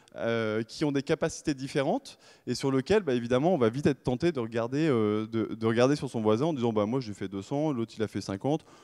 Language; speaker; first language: French; native; French